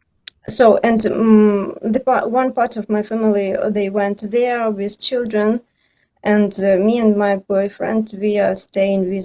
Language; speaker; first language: English; non-native, learner; Ukrainian